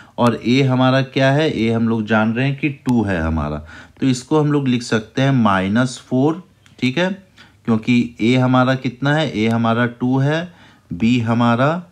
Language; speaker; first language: Hindi; native; Hindi